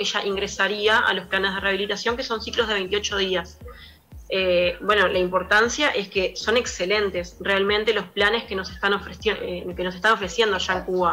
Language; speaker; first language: Spanish; native; Spanish